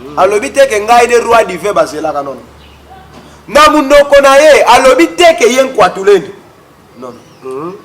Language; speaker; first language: Lingala; non-native, local second language; Kongo